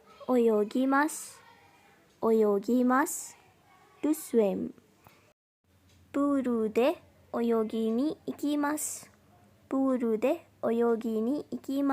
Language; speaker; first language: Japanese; non-native, fluent; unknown